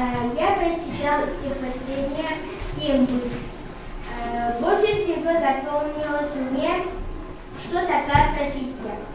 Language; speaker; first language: Russian; non-native, local second language; Kazakh